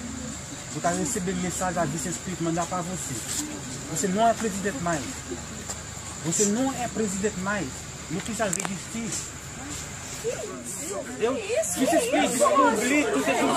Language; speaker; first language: Portuguese; non-native, fluent; Haitian Creole